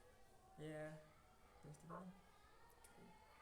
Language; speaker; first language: English; non-native, learner; Indonesian